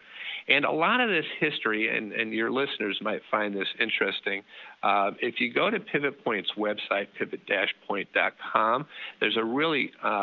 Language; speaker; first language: English; early bilingual, other home language; Dutch